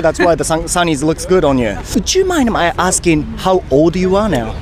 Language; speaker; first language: English; non-native, fluent; Japanese